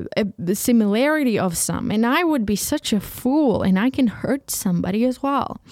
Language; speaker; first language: English; non-native, fluent; Ukrainian